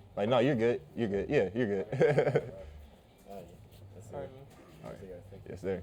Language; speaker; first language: English; native; English